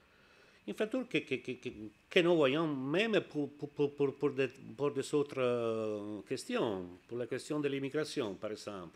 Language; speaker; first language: French; non-native, learner; Italian